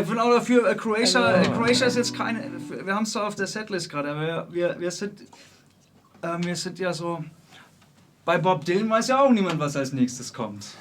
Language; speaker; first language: German; native; German